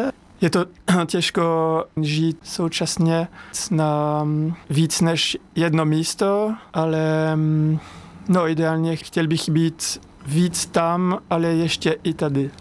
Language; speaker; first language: Czech; non-native, learner; French